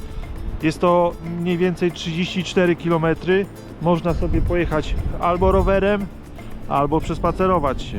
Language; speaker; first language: Polish; native; Polish